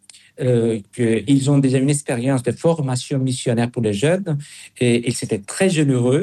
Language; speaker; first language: French; non-native, fluent; Spanish